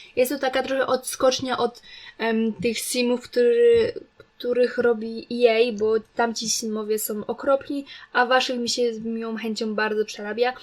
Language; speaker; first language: Polish; native; Polish